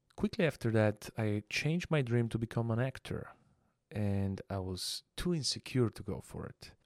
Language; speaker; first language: English; non-native, fluent; Bulgarian